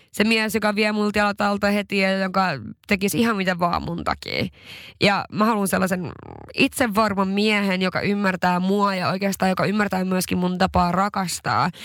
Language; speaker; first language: Finnish; non-native, local second language; Swedish